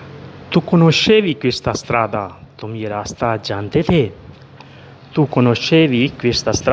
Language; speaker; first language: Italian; non-native, learner; Urdu